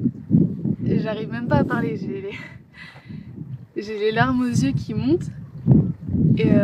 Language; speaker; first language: French; native; French